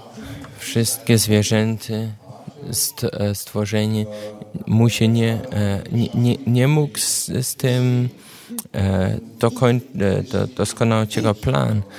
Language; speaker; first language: Polish; non-native, learner; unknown